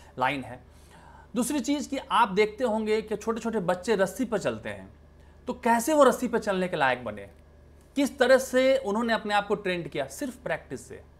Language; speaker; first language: Hindi; native; Hindi